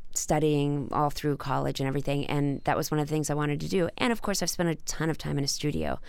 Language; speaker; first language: English; native; English